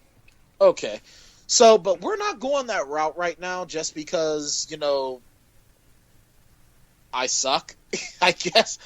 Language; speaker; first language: English; native; English